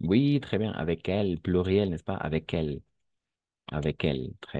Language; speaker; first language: French; non-native, fluent; Spanish